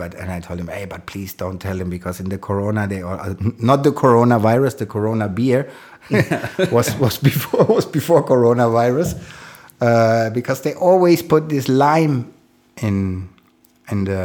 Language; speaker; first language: English; non-native, fluent; German